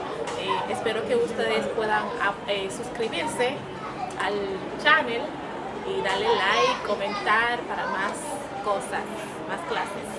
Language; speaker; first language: Spanish; non-native, fluent; Haitian Creole